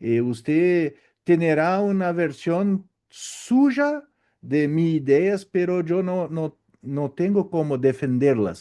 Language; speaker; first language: Spanish; non-native, learner; Portuguese